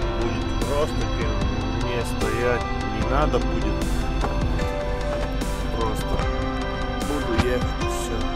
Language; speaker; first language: Russian; non-native, fluent; Latvian